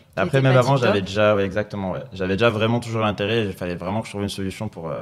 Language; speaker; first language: French; native; French